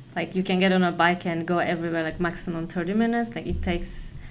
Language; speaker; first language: English; non-native, fluent; Turkish